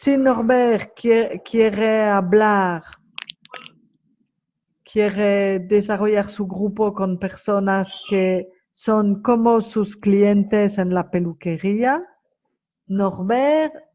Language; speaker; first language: Spanish; non-native, fluent; French